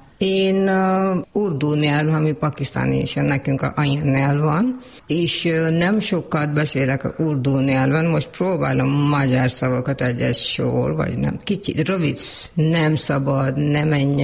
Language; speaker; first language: Hungarian; non-native, learner; Urdu